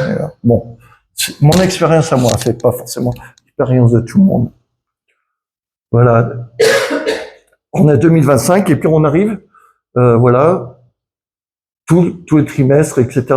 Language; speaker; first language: French; native; French